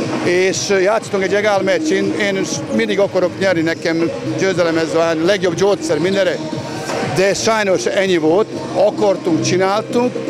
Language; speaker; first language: Hungarian; non-native, learner; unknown